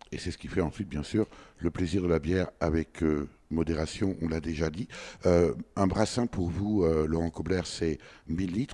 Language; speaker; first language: French; native; French